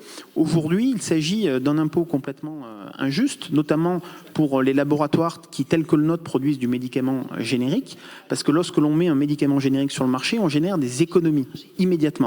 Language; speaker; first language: French; native; French